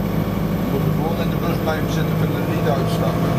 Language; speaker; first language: German; non-native, learner; Dutch